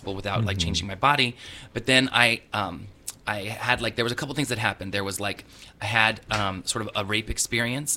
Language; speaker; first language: English; native; English